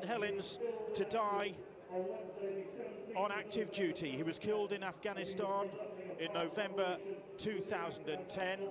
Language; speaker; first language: English; native; English